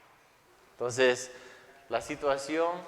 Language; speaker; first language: Spanish; non-native, fluent; English